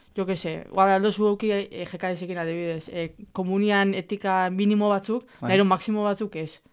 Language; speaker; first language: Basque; native; Basque